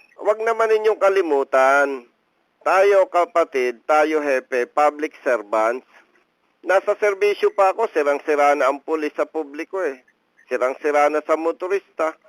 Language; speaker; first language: Filipino; native; Filipino